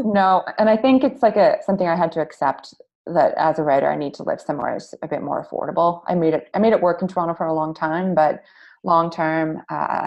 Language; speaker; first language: English; native; English